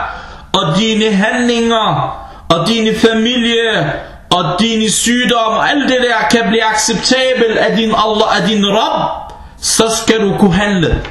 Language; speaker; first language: Danish; non-native, fluent; Arabic